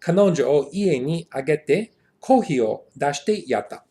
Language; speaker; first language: Japanese; non-native, learner; English